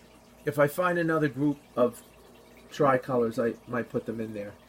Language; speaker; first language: English; native; English